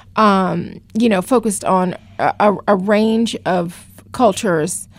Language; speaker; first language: English; native; English